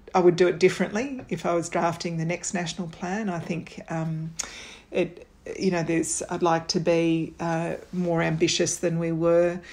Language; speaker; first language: English; native; English